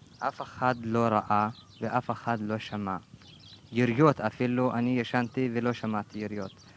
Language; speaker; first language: Hebrew; non-native, local second language; Arabic